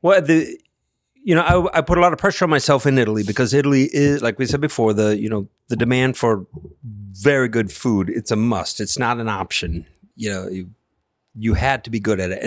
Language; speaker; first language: English; native; English